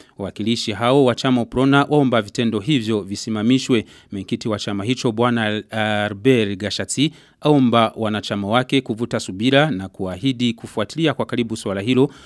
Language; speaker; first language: Swahili; non-native, local second language; Rundi